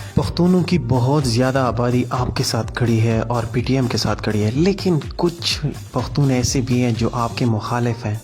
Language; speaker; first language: Urdu; non-native, local second language; Pashto